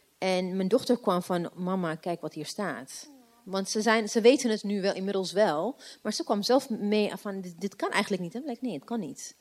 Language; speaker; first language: Dutch; non-native, fluent; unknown